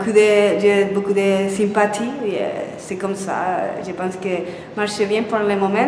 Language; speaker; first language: French; non-native, fluent; Spanish